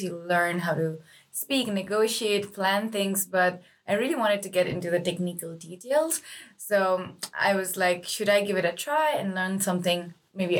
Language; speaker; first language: English; non-native, local second language; Nepali